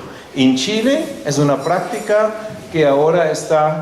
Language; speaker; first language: Spanish; non-native, fluent; German